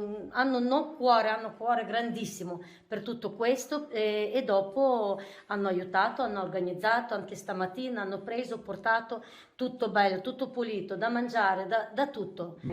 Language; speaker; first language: Italian; non-native, fluent; Ukrainian